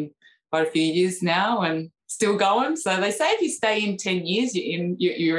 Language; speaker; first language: English; native; English